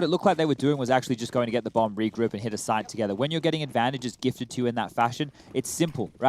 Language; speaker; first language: English; native; English